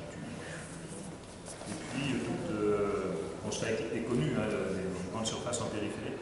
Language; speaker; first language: French; native; French